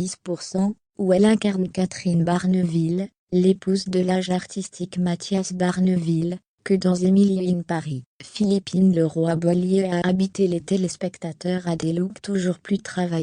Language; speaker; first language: French; native; French